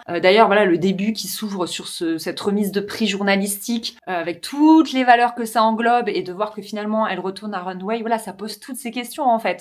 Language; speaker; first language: French; native; French